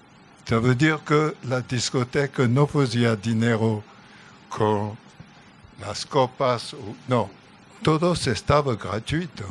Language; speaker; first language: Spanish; non-native, learner; French